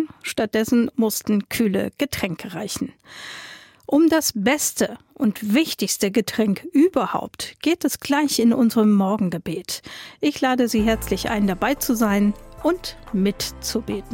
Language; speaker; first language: German; native; German